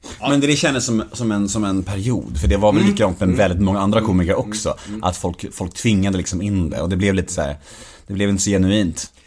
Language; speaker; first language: Swedish; native; Swedish